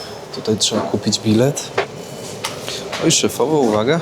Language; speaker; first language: Polish; native; Polish